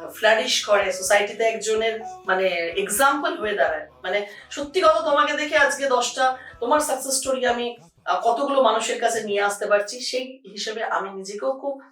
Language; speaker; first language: Bangla; native; Bangla